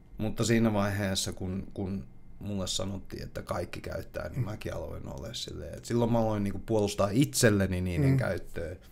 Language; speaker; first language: Finnish; native; Finnish